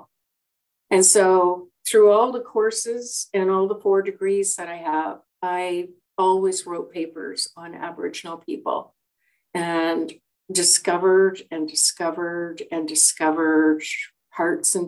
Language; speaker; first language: English; native; English